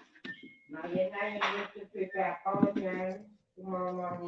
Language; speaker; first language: English; non-native, learner; French